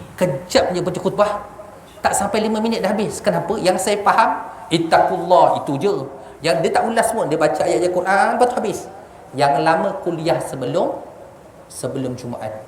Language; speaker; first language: Malay; non-native, local second language; Javanese